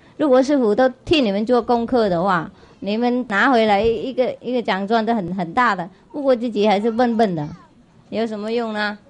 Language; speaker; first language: Chinese; non-native, fluent; Vietnamese